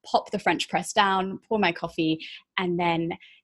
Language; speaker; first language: English; native; English